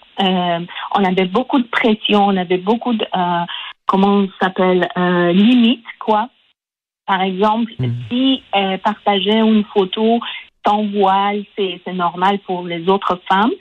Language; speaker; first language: French; non-native, local second language; Persian